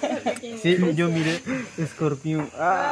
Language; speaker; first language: Spanish; non-native, local second language; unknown